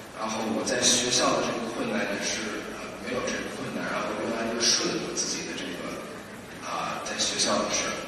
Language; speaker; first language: Chinese; early bilingual, heritage; Chinese